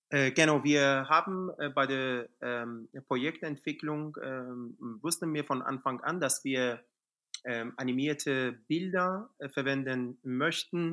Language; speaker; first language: German; non-native, fluent; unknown